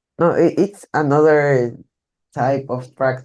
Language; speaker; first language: English; non-native, learner; Spanish